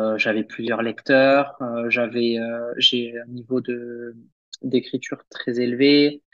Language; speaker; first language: French; native; French